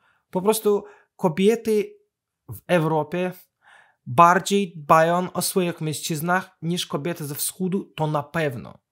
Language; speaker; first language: Polish; non-native, fluent; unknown